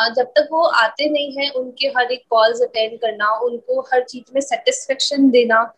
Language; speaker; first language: Hindi; native; Hindi